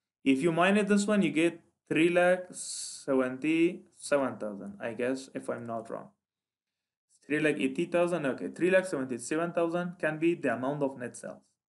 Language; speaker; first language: English; non-native, fluent; Persian